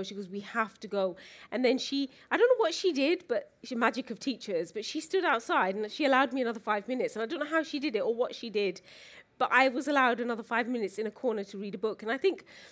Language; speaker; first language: English; native; English